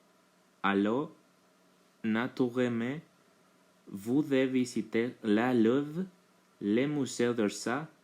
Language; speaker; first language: French; non-native, learner; Spanish